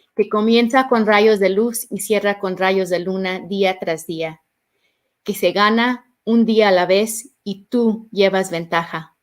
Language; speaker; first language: Spanish; early bilingual, heritage; Spanish